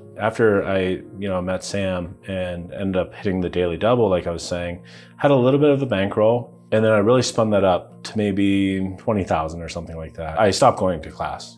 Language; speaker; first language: English; native; English